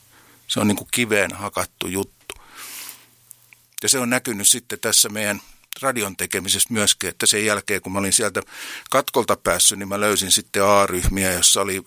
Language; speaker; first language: Finnish; native; Finnish